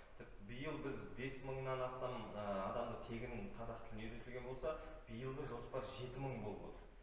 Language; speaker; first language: Kazakh; native; Kazakh